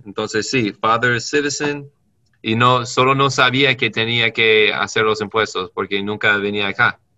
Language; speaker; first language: Spanish; non-native, learner; English